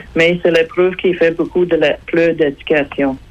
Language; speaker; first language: French; non-native, fluent; English